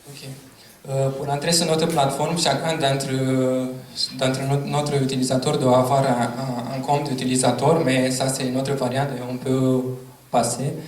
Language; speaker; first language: French; non-native, learner; Romanian